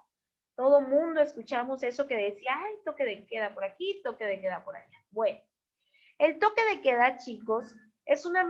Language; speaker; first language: Spanish; native; Spanish